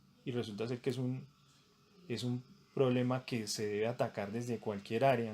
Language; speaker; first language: Spanish; native; Spanish